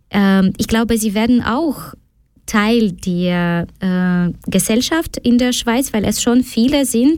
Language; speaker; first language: German; non-native, fluent; Ukrainian